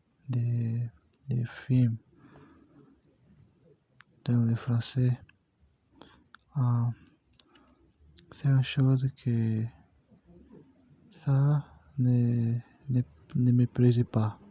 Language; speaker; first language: French; non-native, learner; Portuguese